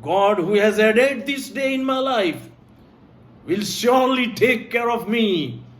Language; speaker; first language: English; non-native, local second language; Gujarati